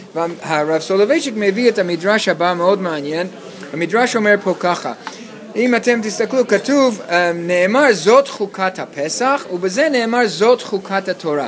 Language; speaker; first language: Hebrew; non-native, fluent; English